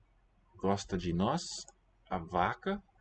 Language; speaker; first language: Portuguese; non-native, learner; English